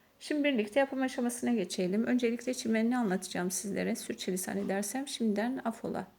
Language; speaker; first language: Turkish; native; Turkish